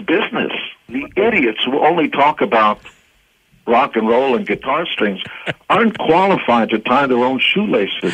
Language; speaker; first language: English; non-native, fluent; Hebrew